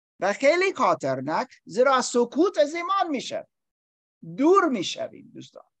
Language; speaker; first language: Persian; non-native, learner; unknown